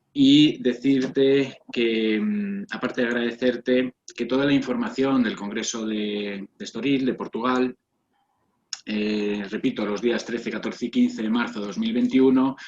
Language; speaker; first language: Spanish; native; Spanish